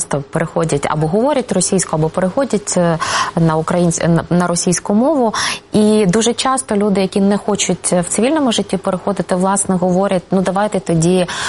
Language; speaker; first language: Ukrainian; non-native, local second language; Russian